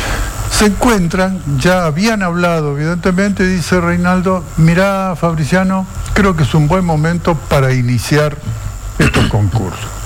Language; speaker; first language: Spanish; native; Spanish